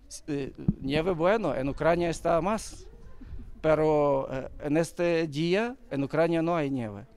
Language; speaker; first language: Spanish; non-native, learner; Ukrainian